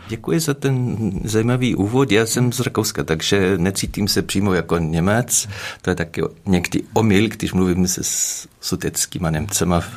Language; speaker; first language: Czech; non-native, fluent; German